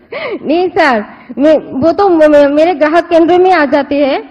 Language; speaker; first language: Hindi; non-native, local second language; Bangla